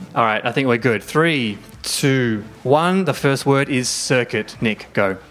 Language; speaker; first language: English; native; English